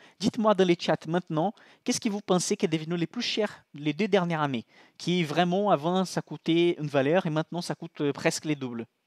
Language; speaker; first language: French; non-native, fluent; Portuguese